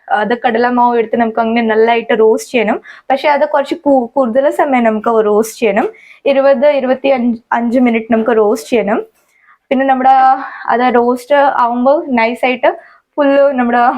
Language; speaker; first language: Malayalam; non-native, fluent; Hindi